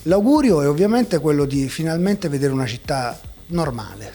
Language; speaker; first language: Italian; native; Italian